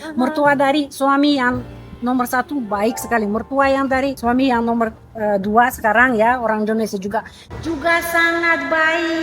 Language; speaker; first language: Indonesian; non-native, fluent; Russian